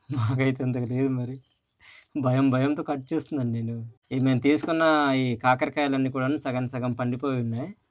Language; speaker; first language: Telugu; non-native, local second language; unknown